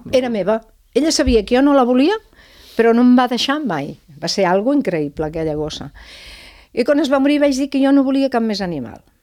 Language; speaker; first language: Catalan; non-native, local second language; Spanish